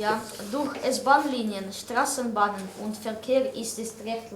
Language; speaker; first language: German; non-native, learner; Russian